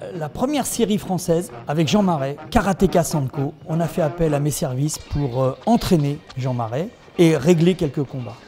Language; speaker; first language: French; native; French